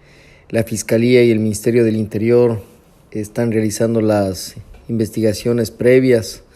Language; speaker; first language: Spanish; native; Spanish